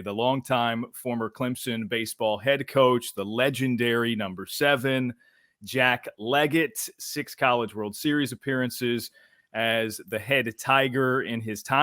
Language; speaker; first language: English; native; English